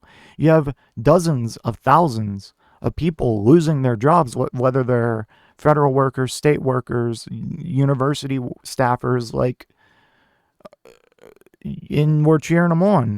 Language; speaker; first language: English; native; English